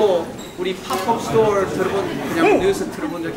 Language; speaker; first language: Korean; early bilingual, heritage; English